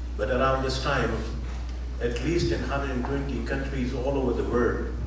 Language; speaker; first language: English; non-native, local second language; Urdu